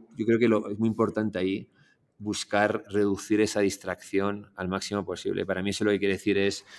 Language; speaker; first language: Spanish; native; Spanish